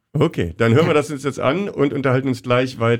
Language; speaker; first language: German; native; German